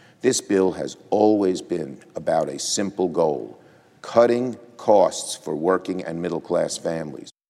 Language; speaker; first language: English; native; English